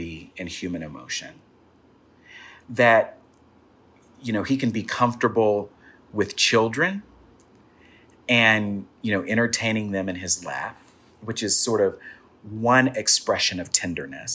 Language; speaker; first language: English; native; English